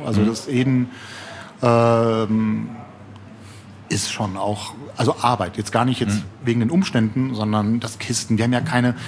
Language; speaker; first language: German; native; German